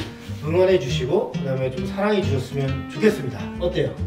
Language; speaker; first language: Korean; native; Korean